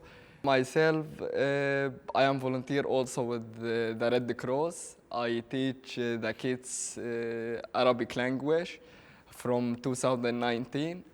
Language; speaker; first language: English; non-native, learner; Arabic